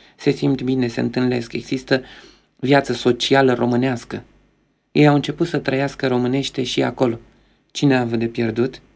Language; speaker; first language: Romanian; native; Romanian